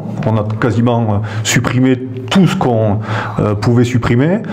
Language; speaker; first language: French; native; French